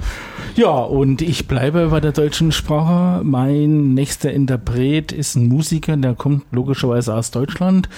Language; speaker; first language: German; native; German